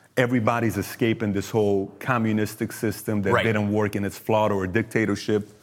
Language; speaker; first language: English; early bilingual, other home language; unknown